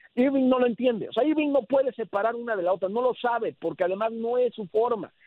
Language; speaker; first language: Spanish; early bilingual, heritage; Spanish